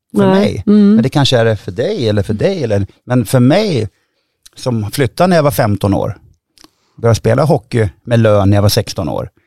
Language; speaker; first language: Swedish; native; Swedish